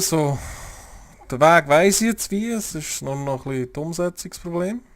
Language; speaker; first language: German; native; German